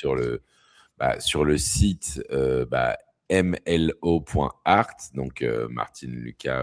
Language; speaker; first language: French; native; French